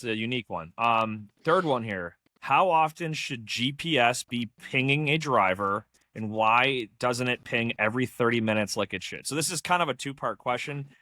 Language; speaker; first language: English; native; English